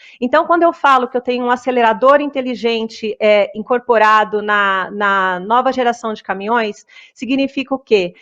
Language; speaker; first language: Portuguese; native; Portuguese